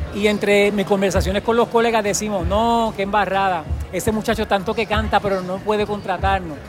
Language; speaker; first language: Spanish; native; Spanish